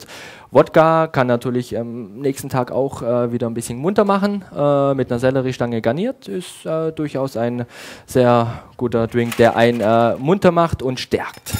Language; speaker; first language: German; native; German